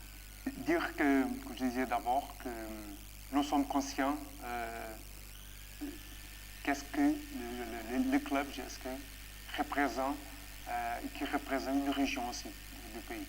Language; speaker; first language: French; non-native, fluent; Portuguese